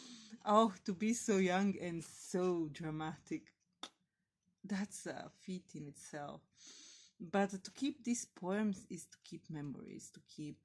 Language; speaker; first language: English; non-native, fluent; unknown